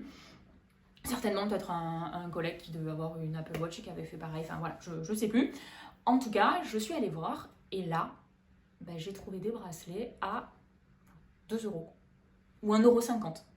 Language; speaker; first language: French; native; French